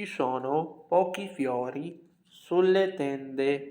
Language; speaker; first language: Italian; non-native, fluent; Urdu